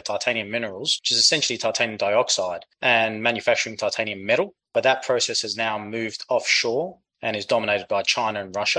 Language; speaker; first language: English; native; English